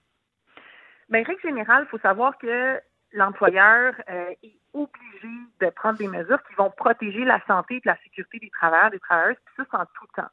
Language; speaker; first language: French; native; French